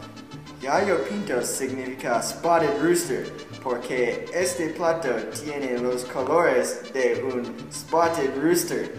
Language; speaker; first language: Spanish; non-native, learner; English